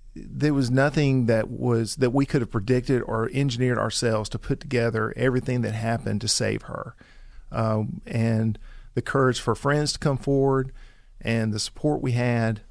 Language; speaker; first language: English; native; English